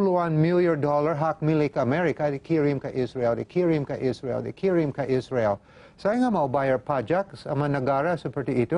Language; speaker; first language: Indonesian; non-native, fluent; English